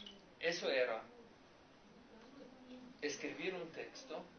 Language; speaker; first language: Spanish; non-native, learner; Slovenian